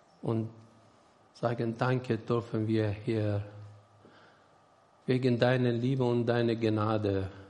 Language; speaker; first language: German; non-native, learner; Persian